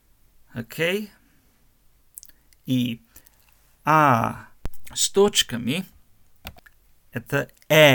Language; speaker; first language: Russian; non-native, learner; German